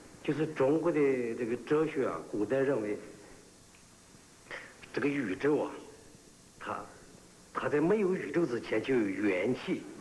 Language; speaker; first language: Chinese; native; Chinese